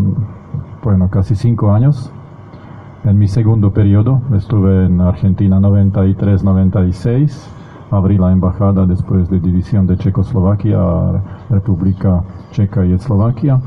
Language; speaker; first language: Spanish; non-native, fluent; Slovak